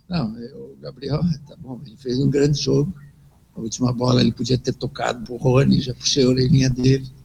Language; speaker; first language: Portuguese; native; Portuguese